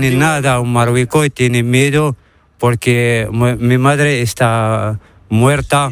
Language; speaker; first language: Spanish; non-native, learner; Arabic